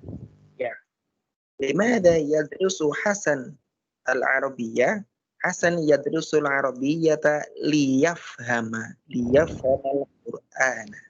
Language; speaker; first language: Arabic; non-native, fluent; Indonesian